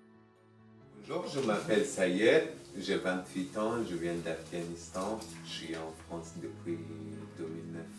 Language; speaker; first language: French; non-native, learner; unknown